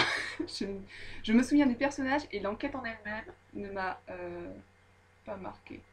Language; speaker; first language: French; native; French